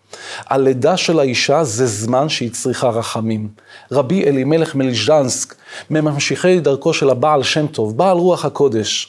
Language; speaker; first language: Hebrew; native; Hebrew